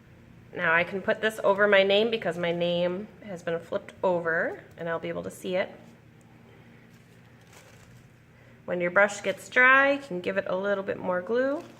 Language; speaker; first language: English; native; English